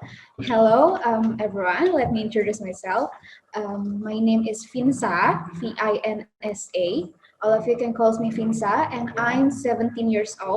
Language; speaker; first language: English; non-native, learner; Indonesian